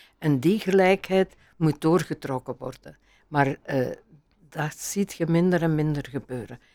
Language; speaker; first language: Dutch; native; Dutch